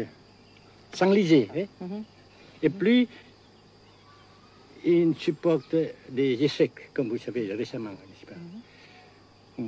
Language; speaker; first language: French; non-native, local second language; Vietnamese